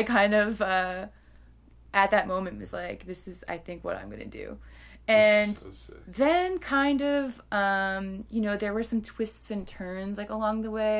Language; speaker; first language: English; native; English